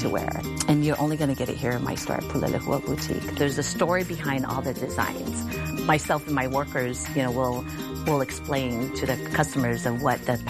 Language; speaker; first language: English; native; English